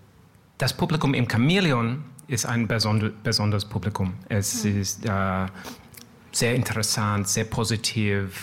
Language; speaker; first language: German; non-native, learner; English